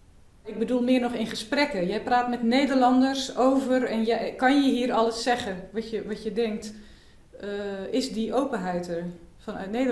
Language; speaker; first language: Dutch; native; Dutch